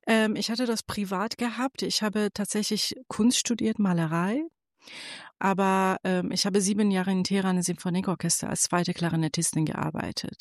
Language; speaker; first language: German; non-native, fluent; Persian